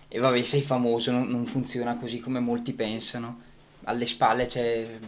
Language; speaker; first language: Italian; native; Italian